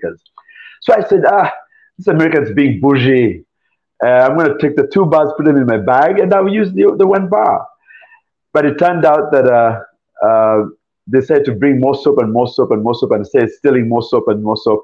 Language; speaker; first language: English; non-native, local second language; Ganda